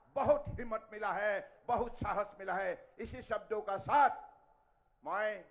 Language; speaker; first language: Hindi; non-native, local second language; Assamese